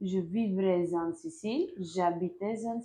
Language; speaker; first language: French; non-native, learner; Spanish